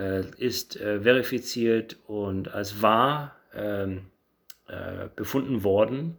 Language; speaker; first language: German; native; German